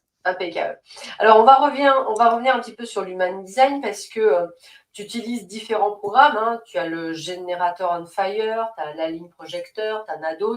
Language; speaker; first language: French; native; French